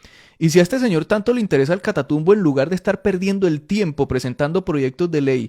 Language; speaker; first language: Spanish; native; Spanish